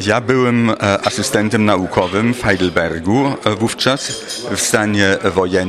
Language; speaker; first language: Polish; non-native, fluent; German